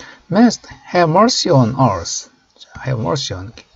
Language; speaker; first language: English; non-native, fluent; Korean